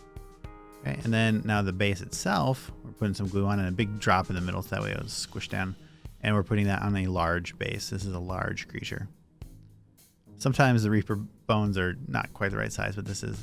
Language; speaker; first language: English; native; English